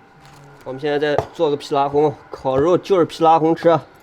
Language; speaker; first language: Chinese; native; Chinese